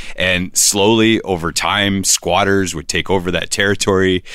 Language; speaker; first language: English; native; English